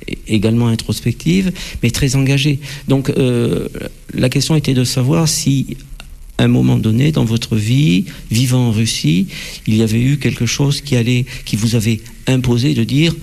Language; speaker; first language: French; native; French